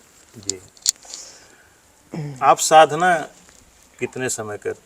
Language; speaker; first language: Hindi; native; Hindi